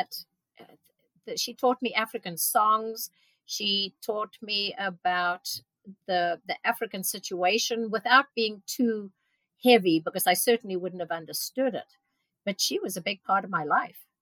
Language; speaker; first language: English; native; English